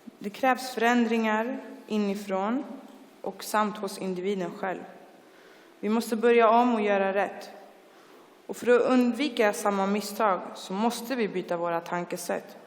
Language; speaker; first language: Swedish; early bilingual, other home language; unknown